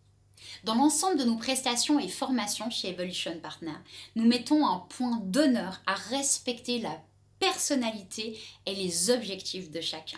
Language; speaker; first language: French; native; French